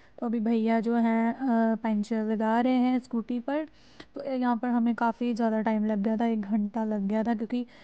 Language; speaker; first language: Hindi; non-native, local second language; Punjabi